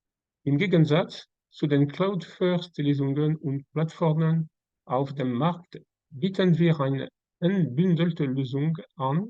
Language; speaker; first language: German; non-native, learner; French